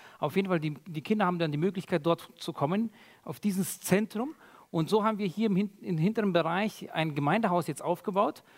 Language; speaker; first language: German; early bilingual, other home language; Russian